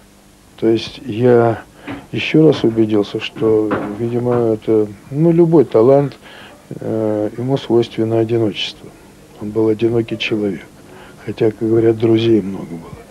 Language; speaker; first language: Russian; native; Russian